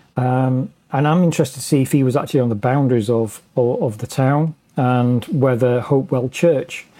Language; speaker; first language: English; native; English